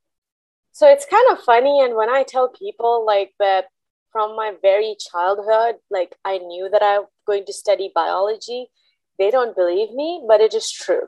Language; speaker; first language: English; non-native, local second language; Bangla